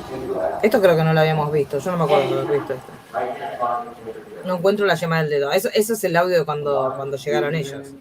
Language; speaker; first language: Spanish; native; Spanish